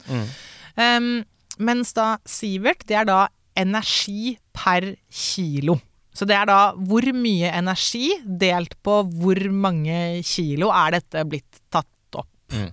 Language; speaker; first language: Norwegian; native; Norwegian